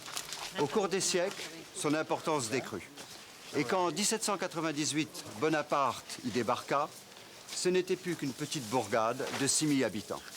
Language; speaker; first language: French; native; French